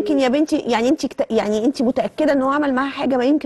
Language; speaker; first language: Arabic; native; Arabic